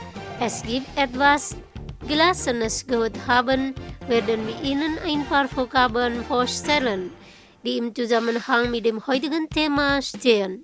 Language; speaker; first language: German; non-native, fluent; Indonesian